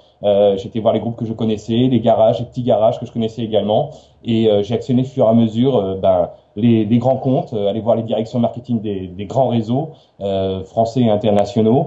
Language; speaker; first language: French; native; French